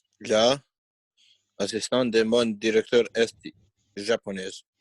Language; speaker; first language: French; non-native, learner; Albanian